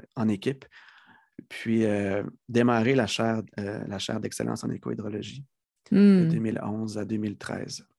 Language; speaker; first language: French; native; French